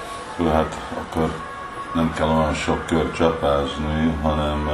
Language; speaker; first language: Hungarian; early bilingual, heritage; Hungarian